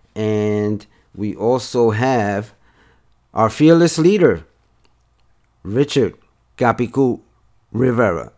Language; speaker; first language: English; native; English